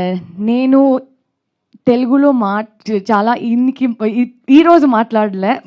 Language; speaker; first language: Telugu; non-native, local second language; Kannada